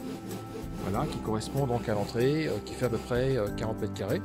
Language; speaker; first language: French; native; French